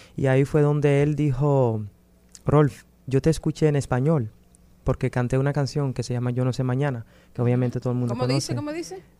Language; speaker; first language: Spanish; early bilingual, other home language; Dutch